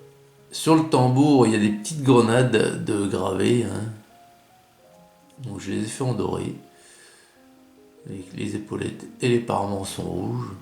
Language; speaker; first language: French; native; French